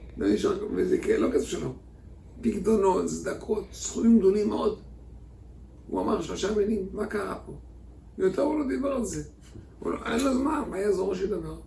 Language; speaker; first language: Hebrew; native; Hebrew